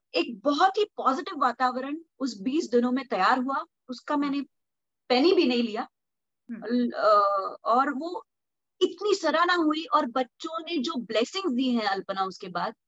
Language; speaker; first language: Hindi; non-native, local second language; Marathi